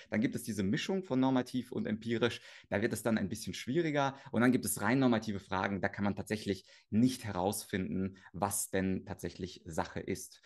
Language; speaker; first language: German; early bilingual, other home language; Russian